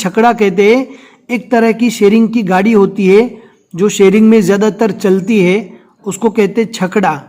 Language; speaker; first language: Urdu; non-native, local second language; Gujarati